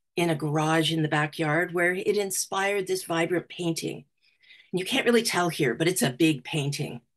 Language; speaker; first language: English; native; English